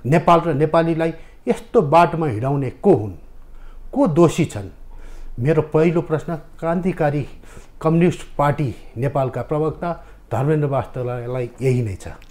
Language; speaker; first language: Nepali; native; Nepali